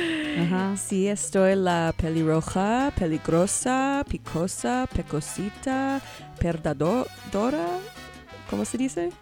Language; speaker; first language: Spanish; non-native, learner; English